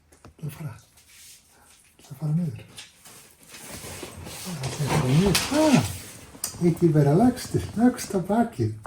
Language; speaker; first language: Icelandic; non-native, learner; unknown